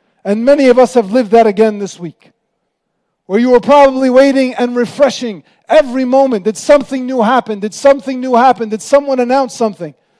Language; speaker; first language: English; native; English